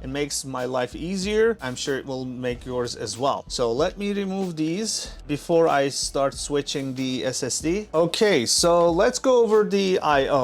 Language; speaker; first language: English; non-native, fluent; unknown